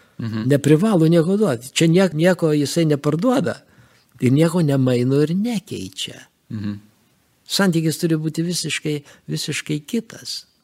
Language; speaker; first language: Lithuanian; native; Lithuanian